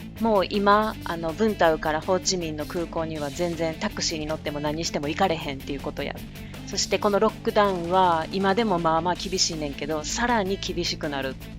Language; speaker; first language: Japanese; native; Japanese